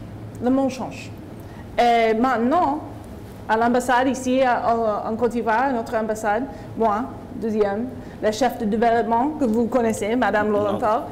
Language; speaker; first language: French; non-native, fluent; English